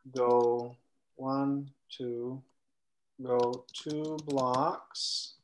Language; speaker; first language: English; native; English